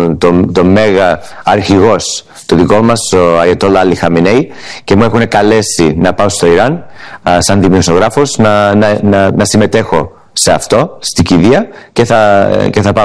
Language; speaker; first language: Greek; early bilingual, heritage; Greek